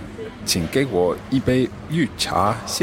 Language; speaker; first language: Chinese; non-native, learner; English